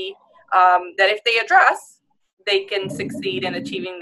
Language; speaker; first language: English; native; English